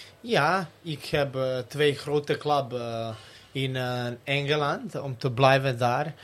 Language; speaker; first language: Dutch; non-native, learner; Serbian